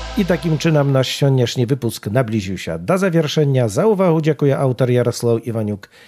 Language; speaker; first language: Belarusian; native; Belarusian